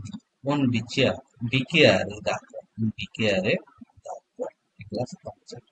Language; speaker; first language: Italian; non-native, learner; Bangla